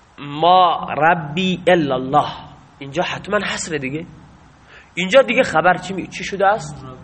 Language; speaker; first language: Persian; non-native, local second language; Baluchi